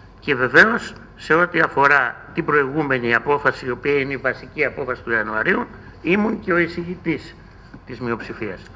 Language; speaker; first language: Greek; native; Greek